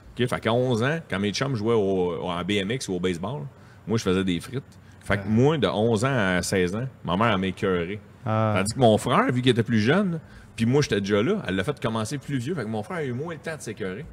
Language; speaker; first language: French; native; French